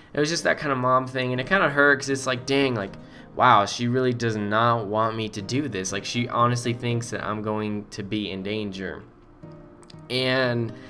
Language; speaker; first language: English; native; English